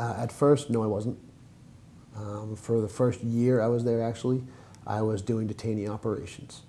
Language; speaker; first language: English; native; English